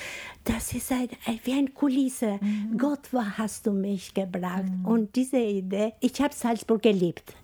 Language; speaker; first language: German; non-native, fluent; Albanian